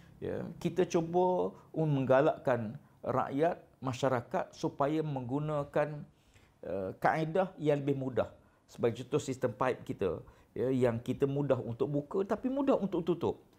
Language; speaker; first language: Malay; native; Malay